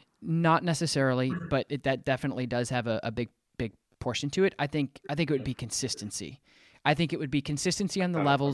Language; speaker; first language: English; native; English